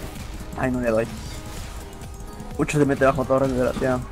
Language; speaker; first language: Spanish; native; Spanish